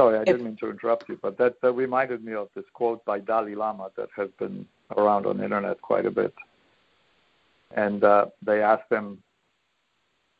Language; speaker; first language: English; non-native, fluent; Polish